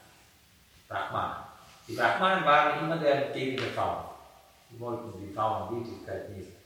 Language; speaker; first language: German; non-native, fluent; Sinhala